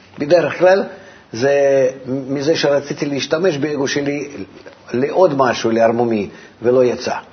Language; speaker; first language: Hebrew; native; Hebrew